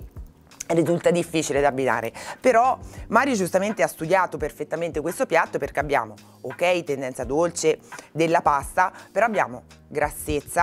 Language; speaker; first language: Italian; native; Italian